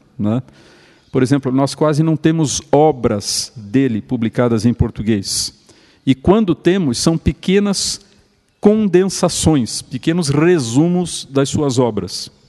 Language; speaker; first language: Portuguese; native; Portuguese